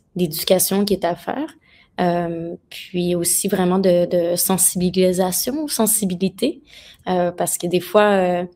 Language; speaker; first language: French; native; French